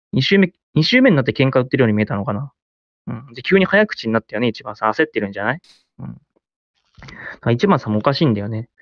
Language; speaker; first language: Japanese; native; Japanese